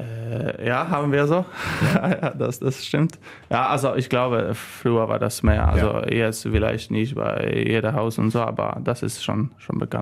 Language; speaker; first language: German; non-native, learner; Polish